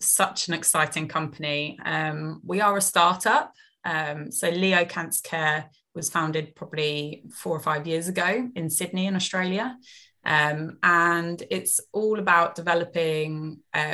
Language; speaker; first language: English; native; English